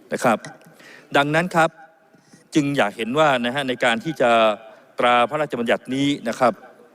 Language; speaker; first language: Thai; native; Thai